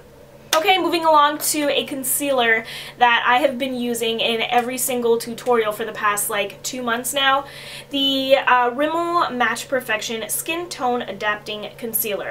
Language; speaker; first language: English; native; English